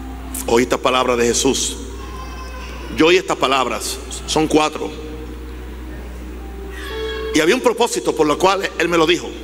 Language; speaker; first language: Spanish; native; Spanish